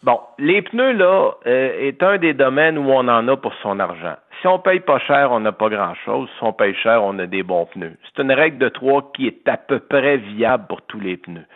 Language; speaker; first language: French; native; French